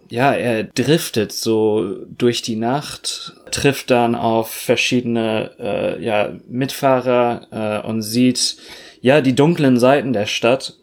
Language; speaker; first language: German; early bilingual, other home language; Russian